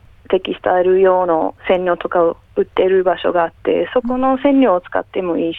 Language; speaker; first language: Japanese; non-native, fluent; English